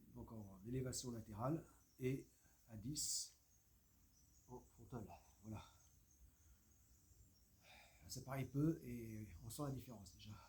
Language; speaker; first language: French; native; French